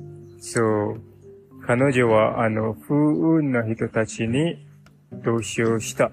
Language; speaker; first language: Japanese; non-native, learner; English